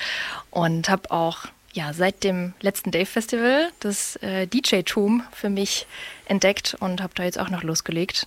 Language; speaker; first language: German; native; German